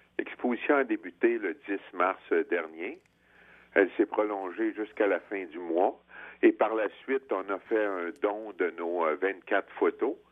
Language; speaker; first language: French; native; French